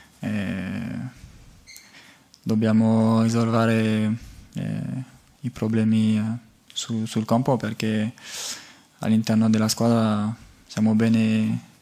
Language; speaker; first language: Italian; non-native, fluent; French